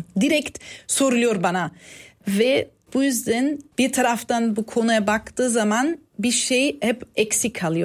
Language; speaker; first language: Turkish; non-native, fluent; German